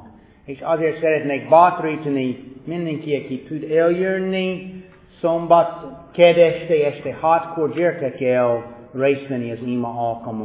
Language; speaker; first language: Hungarian; non-native, fluent; English